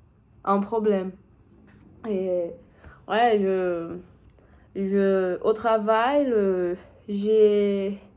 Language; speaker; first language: French; non-native, learner; Portuguese